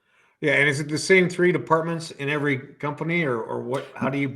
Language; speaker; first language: English; native; English